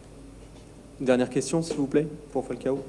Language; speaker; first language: French; native; French